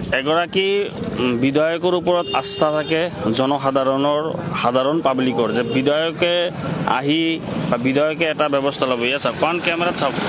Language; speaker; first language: Assamese; non-native, local second language; Bangla